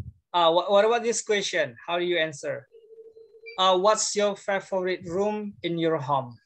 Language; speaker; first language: English; non-native, fluent; Indonesian